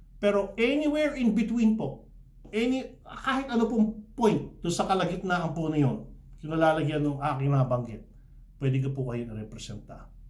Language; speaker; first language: Filipino; early bilingual, heritage; Filipino